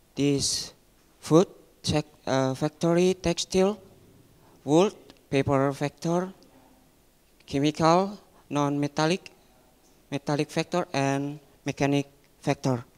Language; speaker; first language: English; non-native, learner; Indonesian